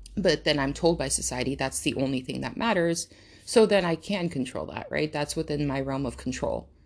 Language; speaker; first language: English; early bilingual, other home language; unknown